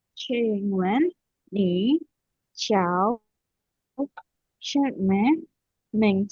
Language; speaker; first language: Chinese; non-native, learner; Indonesian